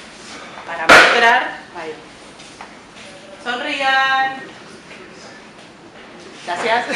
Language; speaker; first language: Spanish; native; Spanish